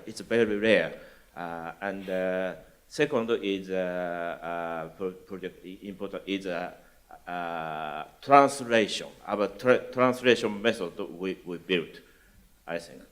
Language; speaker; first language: English; non-native, learner; Japanese